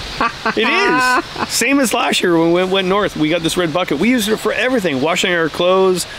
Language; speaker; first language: English; native; English